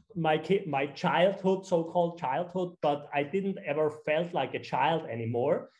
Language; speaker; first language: English; non-native, fluent; German